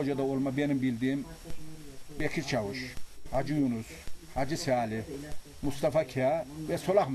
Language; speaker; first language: Turkish; native; Turkish